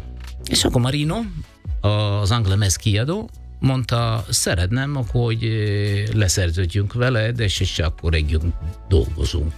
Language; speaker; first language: Hungarian; non-native, learner; Italian